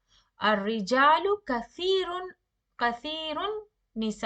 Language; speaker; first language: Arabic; non-native, fluent; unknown